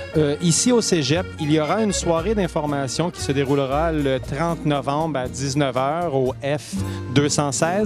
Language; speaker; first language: French; native; French